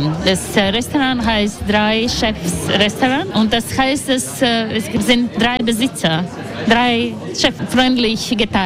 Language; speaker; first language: German; non-native, learner; Latvian